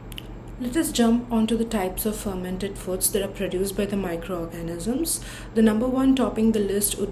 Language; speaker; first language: English; non-native, local second language; Tamil